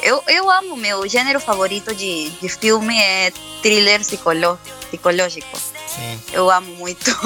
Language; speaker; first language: Portuguese; non-native, fluent; Spanish